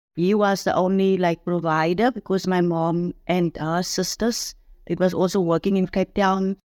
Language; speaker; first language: English; non-native, local second language; Afrikaans